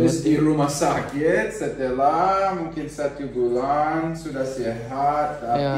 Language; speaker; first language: Indonesian; non-native, learner; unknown